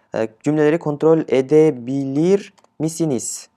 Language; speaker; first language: Turkish; non-native, fluent; Kyrgyz